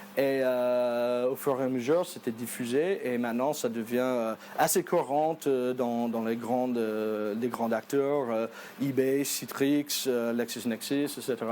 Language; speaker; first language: French; non-native, fluent; English